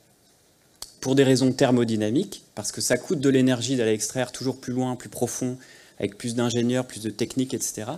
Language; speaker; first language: French; native; French